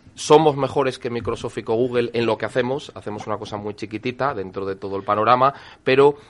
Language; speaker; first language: Spanish; native; Spanish